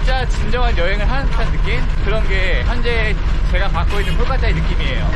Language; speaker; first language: Korean; native; Korean